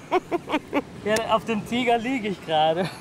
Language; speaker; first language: German; native; German